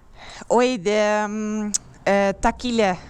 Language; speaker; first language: Spanish; non-native, learner; Dutch